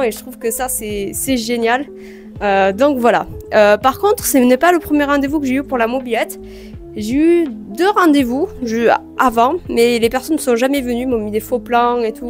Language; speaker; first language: French; native; French